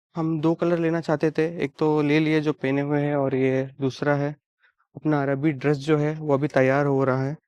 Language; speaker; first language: Hindi; non-native, local second language; Telugu